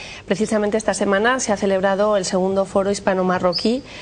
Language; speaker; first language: Spanish; native; Spanish